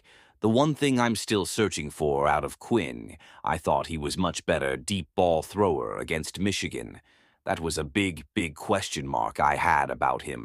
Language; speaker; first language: English; native; English